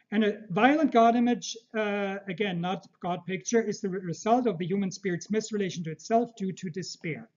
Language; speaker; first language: English; early bilingual, other home language; Turkish